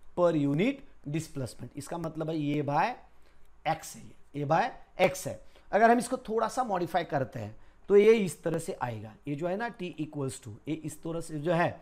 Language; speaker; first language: Hindi; non-native, local second language; Marathi